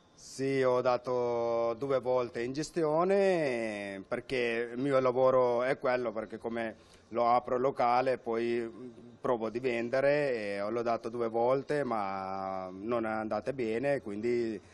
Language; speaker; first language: Italian; non-native, fluent; Urdu